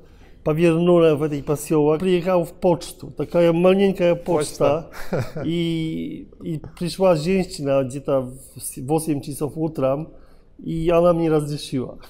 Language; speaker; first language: Russian; non-native, learner; Polish